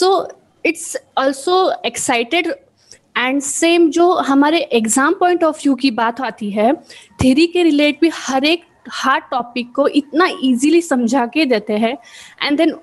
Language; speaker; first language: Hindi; native; Hindi